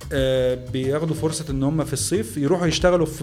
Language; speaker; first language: Arabic; native; Arabic